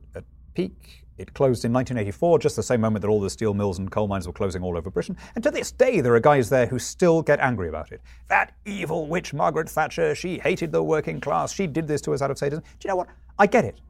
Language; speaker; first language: English; native; English